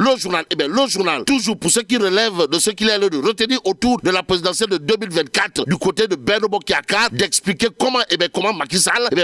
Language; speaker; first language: French; non-native, local second language; Wolof